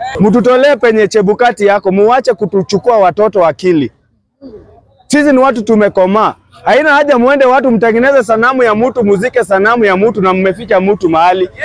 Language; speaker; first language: Swahili; non-native, local second language; Luo (Kenya and Tanzania)